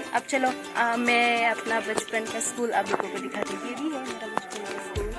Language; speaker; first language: Hindi; non-native, local second language; Karbi